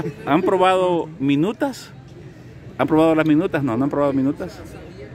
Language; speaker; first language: Spanish; native; Spanish